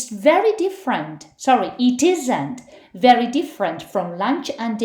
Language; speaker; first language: English; non-native, fluent; Spanish